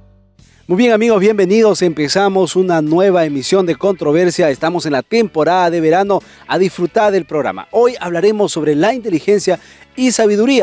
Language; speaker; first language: Spanish; native; Spanish